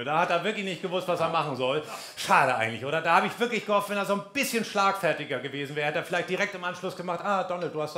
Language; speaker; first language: German; native; German